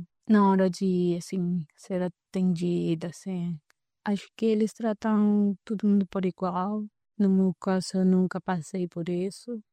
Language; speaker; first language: Portuguese; non-native, fluent; Spanish